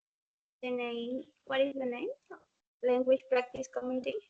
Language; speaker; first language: English; non-native, learner; Spanish